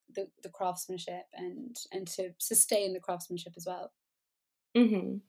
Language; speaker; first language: English; native; English